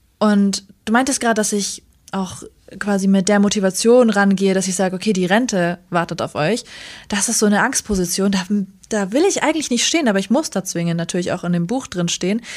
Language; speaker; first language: German; early bilingual, other home language; Kurdish